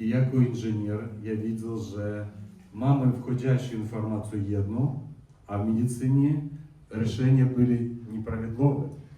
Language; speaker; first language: Polish; non-native, learner; Russian